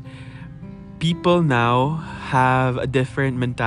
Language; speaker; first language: English; non-native, local second language; Filipino